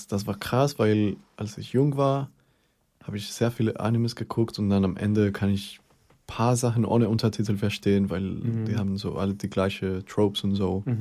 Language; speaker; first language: German; early bilingual, other home language; Spanish